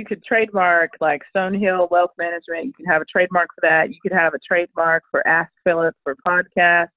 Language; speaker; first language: English; native; English